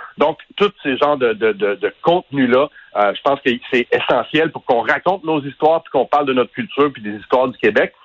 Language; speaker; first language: French; native; French